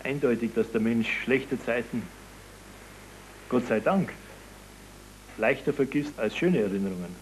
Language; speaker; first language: German; native; German